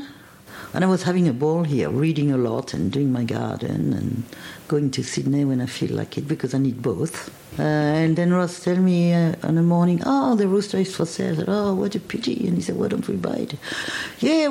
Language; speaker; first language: English; non-native, fluent; French